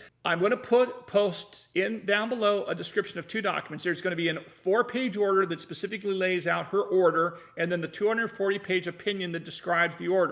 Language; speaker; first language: English; native; English